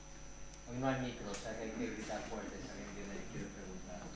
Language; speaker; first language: Spanish; native; Spanish